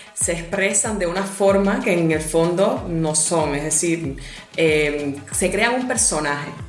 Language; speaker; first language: Spanish; native; Spanish